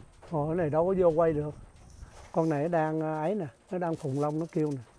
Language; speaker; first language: Vietnamese; native; Vietnamese